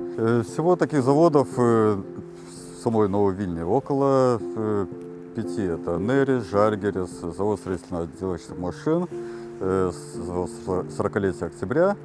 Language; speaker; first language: Russian; native; Russian